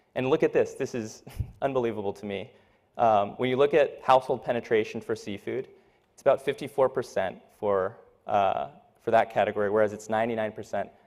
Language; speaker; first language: English; native; English